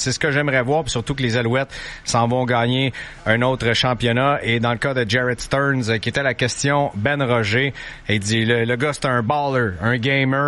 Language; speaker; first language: French; native; French